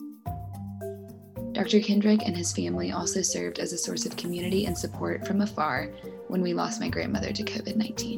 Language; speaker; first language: English; native; English